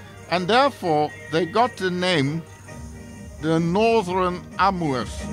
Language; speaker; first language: English; non-native, fluent; Dutch